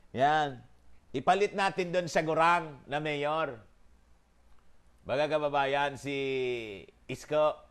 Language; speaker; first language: Filipino; non-native, local second language; Bikol